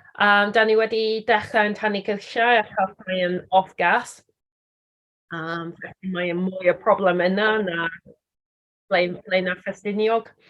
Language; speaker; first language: Welsh; non-native, learner; English